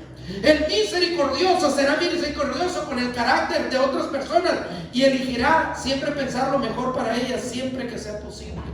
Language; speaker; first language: Spanish; native; Spanish